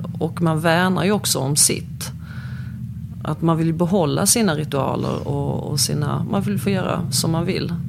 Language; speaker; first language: Swedish; early bilingual, other home language; Polish